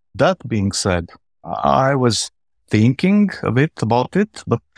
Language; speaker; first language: English; non-native, fluent; Romanian